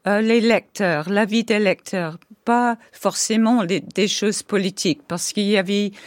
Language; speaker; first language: French; non-native, fluent; English